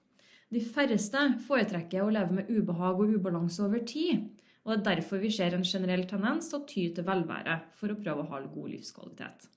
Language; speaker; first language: Norwegian; native; Norwegian